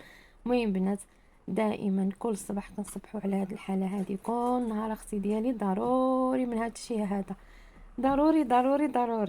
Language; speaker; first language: Arabic; native; Arabic